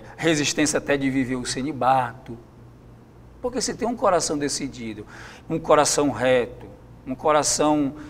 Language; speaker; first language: Portuguese; native; Portuguese